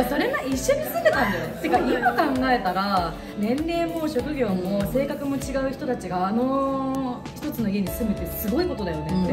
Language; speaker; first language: Japanese; native; Japanese